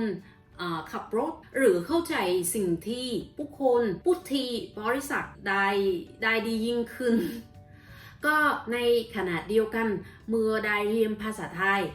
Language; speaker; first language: Thai; non-native, learner; Vietnamese